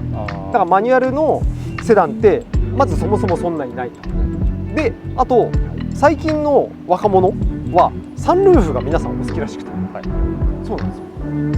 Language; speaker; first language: Japanese; native; Japanese